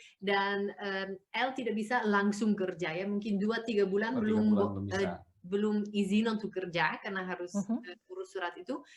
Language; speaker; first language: Indonesian; non-native, fluent; Dutch